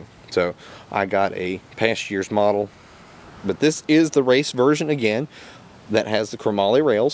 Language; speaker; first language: English; native; English